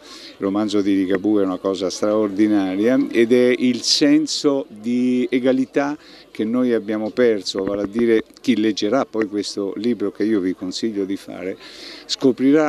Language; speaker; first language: Italian; native; Italian